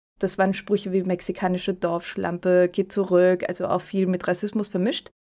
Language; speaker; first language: German; early bilingual, other home language; Spanish